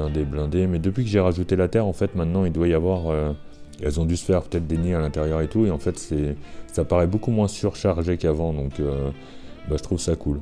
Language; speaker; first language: French; native; French